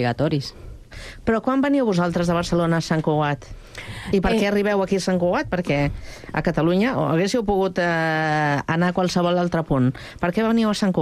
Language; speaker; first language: Catalan; native; Catalan